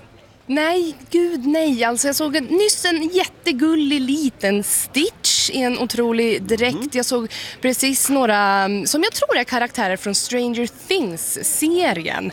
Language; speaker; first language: Swedish; native; Swedish